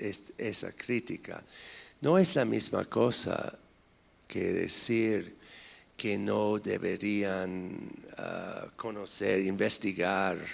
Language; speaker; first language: Spanish; non-native, fluent; English